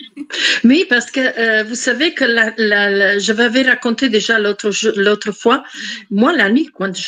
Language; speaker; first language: French; non-native, fluent; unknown